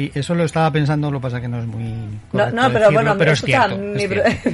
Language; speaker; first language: Spanish; native; Spanish